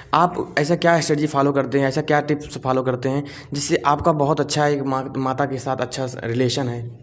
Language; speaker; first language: Hindi; native; Hindi